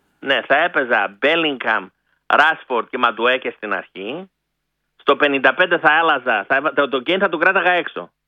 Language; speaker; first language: Greek; early bilingual, heritage; Greek